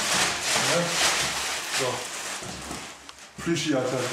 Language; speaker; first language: German; native; German